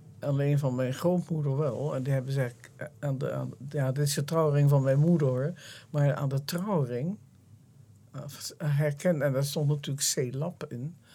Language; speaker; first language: Dutch; native; Dutch